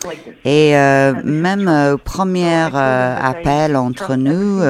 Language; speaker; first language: French; non-native, fluent; Ukrainian